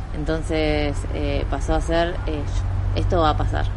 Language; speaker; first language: Spanish; native; Spanish